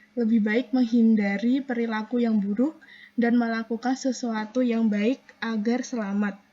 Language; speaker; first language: Indonesian; non-native, local second language; Javanese